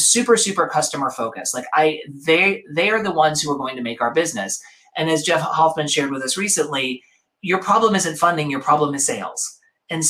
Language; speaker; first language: English; native; English